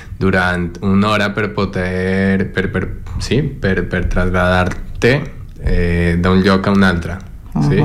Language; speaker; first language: Catalan; non-native, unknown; Spanish